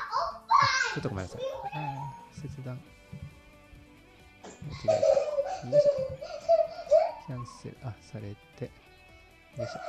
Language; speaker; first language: Japanese; native; Japanese